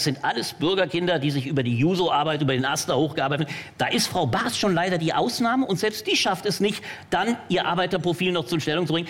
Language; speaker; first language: German; native; German